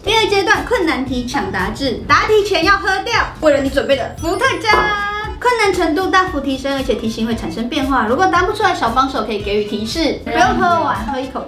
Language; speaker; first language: Chinese; native; Chinese